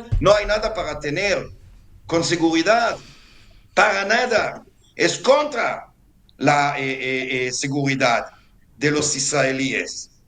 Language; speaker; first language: Spanish; non-native, fluent; Hebrew